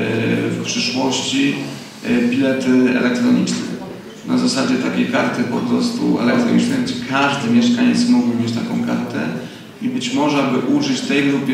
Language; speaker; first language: Polish; native; Polish